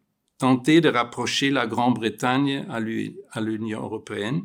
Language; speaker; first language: French; non-native, fluent; German